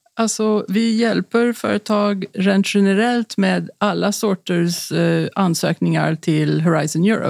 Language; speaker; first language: Swedish; non-native, fluent; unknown